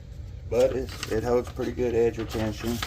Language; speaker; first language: English; native; English